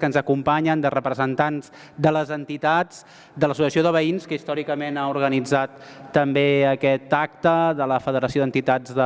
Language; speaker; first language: Catalan; native; Catalan